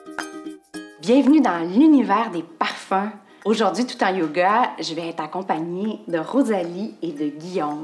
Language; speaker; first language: French; native; French